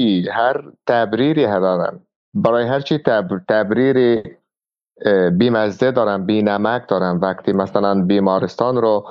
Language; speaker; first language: Persian; non-native, fluent; Arabic